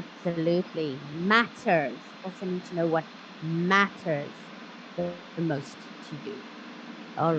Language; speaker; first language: English; non-native, fluent; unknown